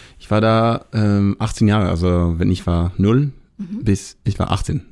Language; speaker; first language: German; non-native, learner; Hebrew